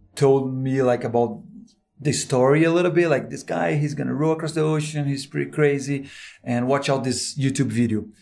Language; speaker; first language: English; non-native, fluent; Portuguese